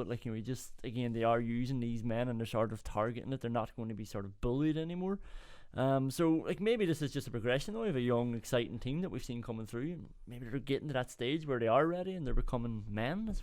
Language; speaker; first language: English; native; English